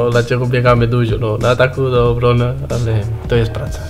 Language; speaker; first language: Polish; non-native, learner; Spanish